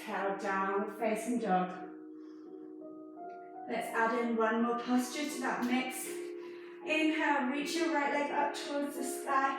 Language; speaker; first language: English; native; English